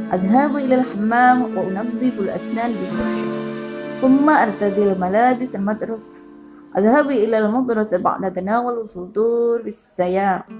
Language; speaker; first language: Arabic; non-native, fluent; Indonesian